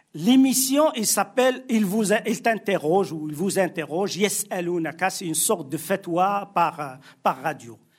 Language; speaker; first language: French; non-native, local second language; Arabic